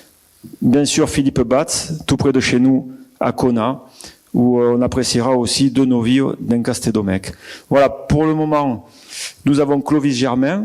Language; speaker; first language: French; native; French